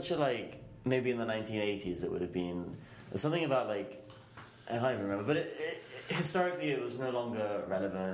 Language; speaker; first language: English; native; English